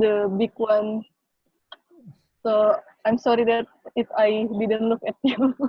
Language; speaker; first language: English; non-native, learner; Indonesian